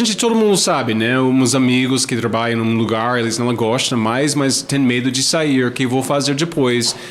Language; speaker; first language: Portuguese; non-native, fluent; English